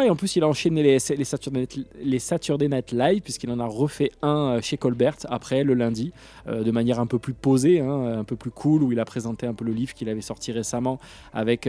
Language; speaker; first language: French; native; French